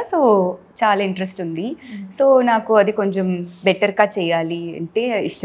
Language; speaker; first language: Telugu; non-native, learner; Tamil